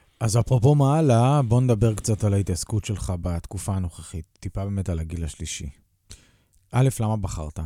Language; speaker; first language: Hebrew; native; Hebrew